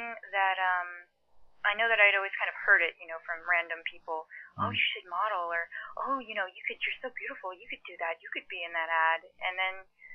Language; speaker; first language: English; early bilingual, other home language; Chinese